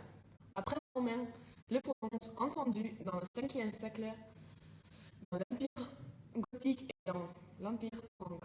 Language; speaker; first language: French; non-native, learner; Dutch